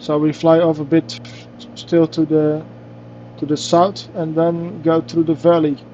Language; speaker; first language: English; non-native, fluent; Dutch